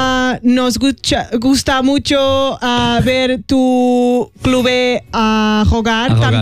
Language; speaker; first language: Spanish; non-native, learner; Portuguese